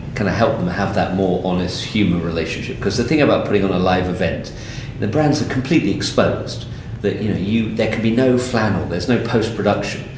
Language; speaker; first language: English; native; English